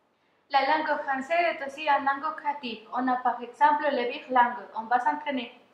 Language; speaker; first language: French; non-native, fluent; Spanish